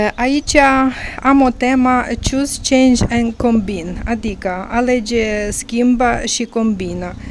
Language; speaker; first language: Romanian; non-native, fluent; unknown